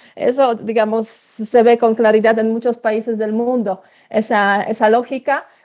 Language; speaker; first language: Spanish; non-native, fluent; Polish